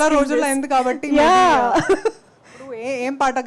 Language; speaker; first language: Telugu; non-native, local second language; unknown